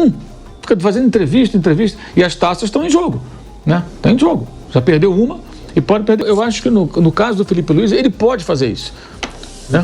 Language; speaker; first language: Portuguese; native; Portuguese